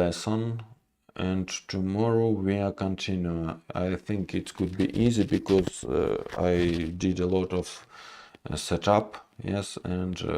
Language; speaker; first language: English; non-native, learner; Russian